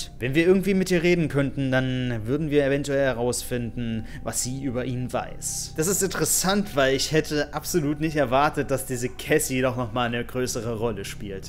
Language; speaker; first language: German; native; German